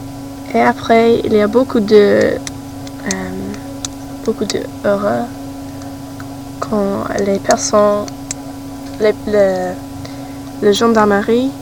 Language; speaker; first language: French; non-native, learner; English